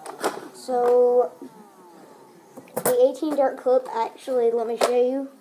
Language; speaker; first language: English; native; English